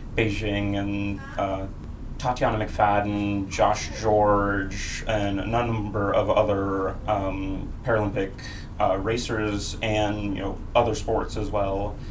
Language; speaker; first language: English; native; English